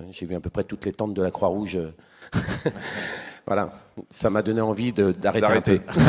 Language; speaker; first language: French; native; French